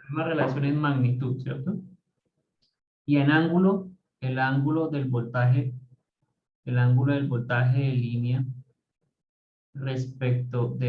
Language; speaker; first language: Spanish; native; Spanish